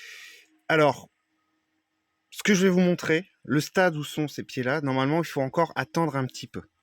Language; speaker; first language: French; native; French